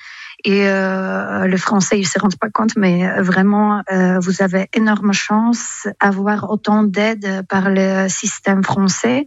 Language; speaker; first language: French; non-native, fluent; Polish